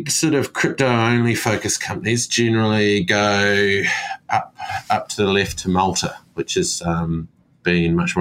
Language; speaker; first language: English; native; English